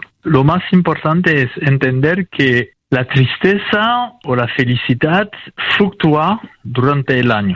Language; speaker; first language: Spanish; non-native, fluent; French